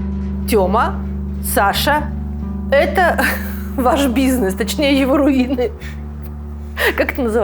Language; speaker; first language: Russian; native; Russian